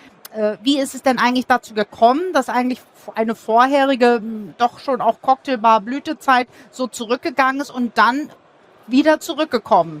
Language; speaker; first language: German; native; German